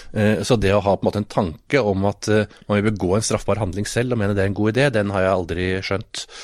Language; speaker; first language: Norwegian; native; Norwegian